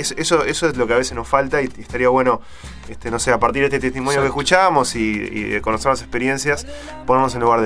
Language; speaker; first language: Spanish; native; Spanish